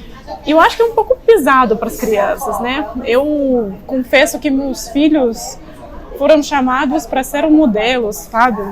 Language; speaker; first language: Portuguese; non-native, fluent; Russian